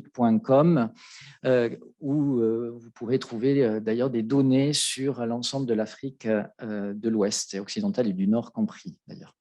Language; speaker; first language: French; native; French